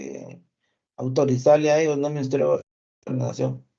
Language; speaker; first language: Spanish; native; Spanish